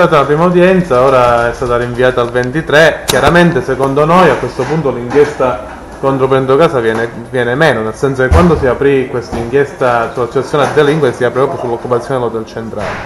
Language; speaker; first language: Italian; native; Italian